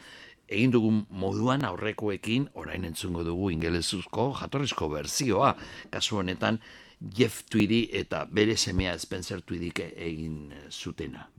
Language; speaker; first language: Basque; native; Basque